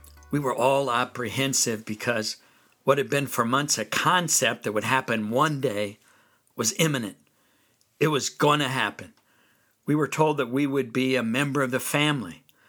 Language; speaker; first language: English; native; English